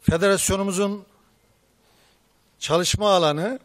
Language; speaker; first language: Turkish; native; Turkish